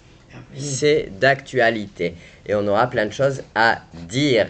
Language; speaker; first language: French; native; French